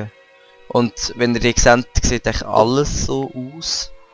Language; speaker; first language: German; native; German